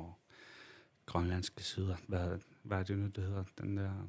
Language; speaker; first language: Danish; non-native, local second language; Kalaallisut